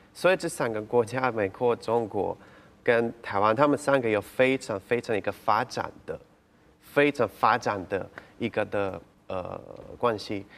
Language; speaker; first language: Chinese; non-native, fluent; Ukrainian